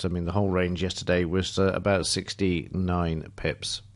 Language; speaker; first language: English; native; English